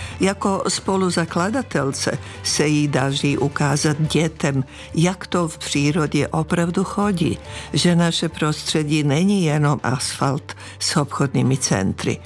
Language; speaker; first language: Czech; non-native, fluent; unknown